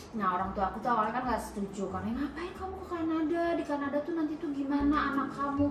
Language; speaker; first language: Indonesian; native; Indonesian